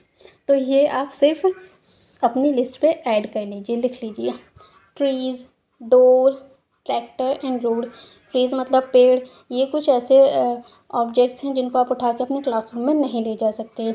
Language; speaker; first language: Hindi; native; Hindi